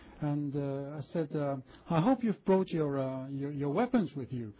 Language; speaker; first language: English; non-native, fluent; French